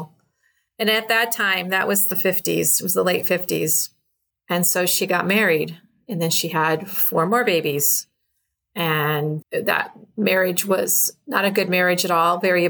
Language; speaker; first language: English; native; English